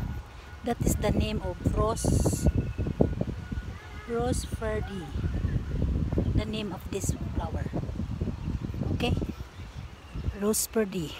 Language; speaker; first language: English; non-native, learner; Filipino